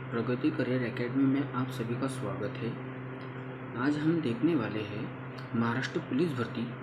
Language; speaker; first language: Hindi; non-native, local second language; Marathi